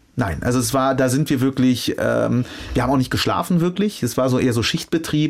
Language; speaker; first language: German; early bilingual, other home language; Arabic